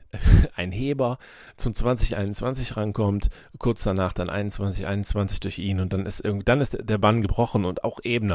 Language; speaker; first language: German; native; German